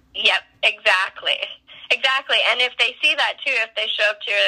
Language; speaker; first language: English; native; English